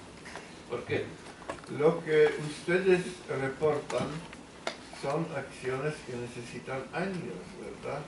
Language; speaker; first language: Spanish; non-native, fluent; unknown